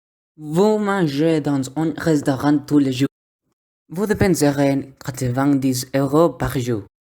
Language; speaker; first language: French; non-native, learner; Spanish